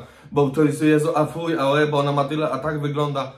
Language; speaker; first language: Polish; native; Polish